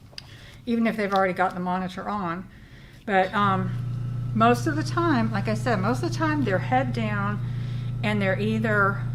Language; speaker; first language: English; native; English